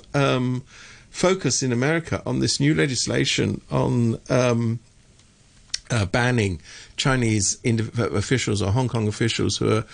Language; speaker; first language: English; native; English